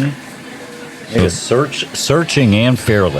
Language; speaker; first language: English; native; English